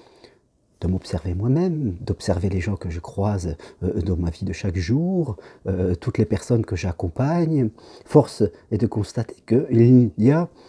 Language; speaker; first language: French; native; French